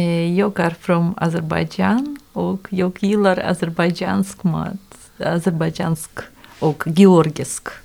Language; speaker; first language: Swedish; non-native, fluent; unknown